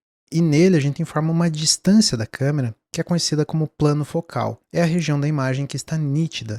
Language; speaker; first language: Portuguese; native; Portuguese